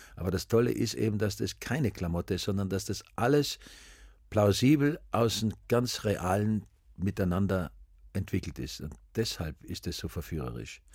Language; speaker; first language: German; native; German